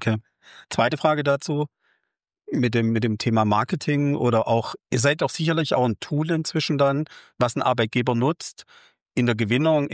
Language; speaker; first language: German; native; German